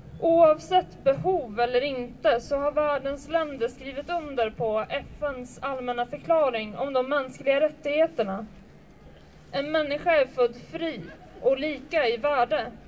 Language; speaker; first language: Swedish; early bilingual, other home language; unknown